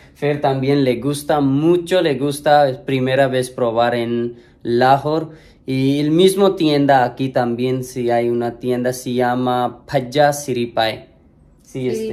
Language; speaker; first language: Spanish; non-native, learner; Urdu